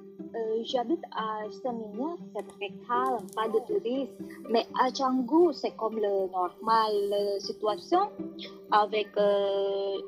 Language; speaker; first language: French; non-native, learner; Indonesian